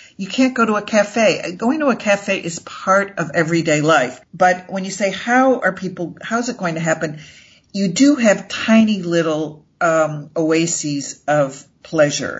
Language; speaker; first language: English; native; English